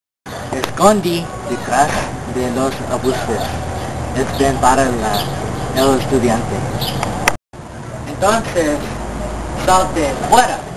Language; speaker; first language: Spanish; non-native, learner; English